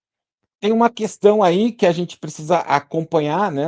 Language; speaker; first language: Portuguese; native; Portuguese